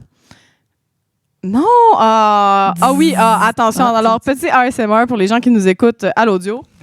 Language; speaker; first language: French; native; French